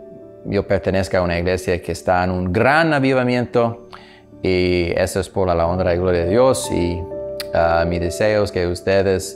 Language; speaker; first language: Spanish; non-native, learner; English